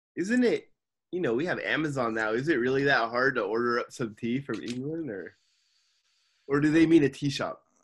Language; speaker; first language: English; native; English